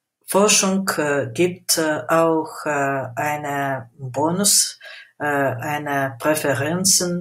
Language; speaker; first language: German; non-native, fluent; Russian